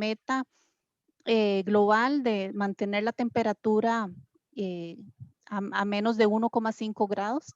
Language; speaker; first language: Spanish; native; Spanish